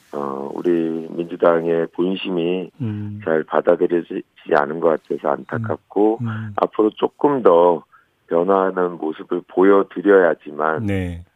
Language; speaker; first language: Korean; native; Korean